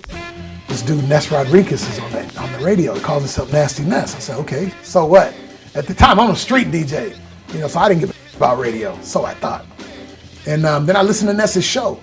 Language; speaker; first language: English; native; English